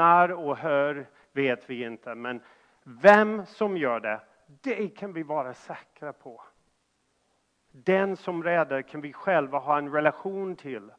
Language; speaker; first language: Swedish; non-native, fluent; English